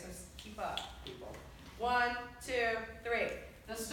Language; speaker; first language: English; native; English